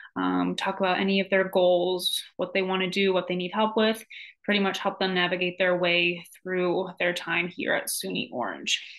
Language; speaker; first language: English; native; English